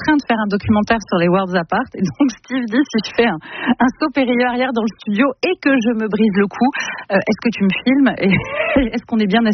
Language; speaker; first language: French; native; French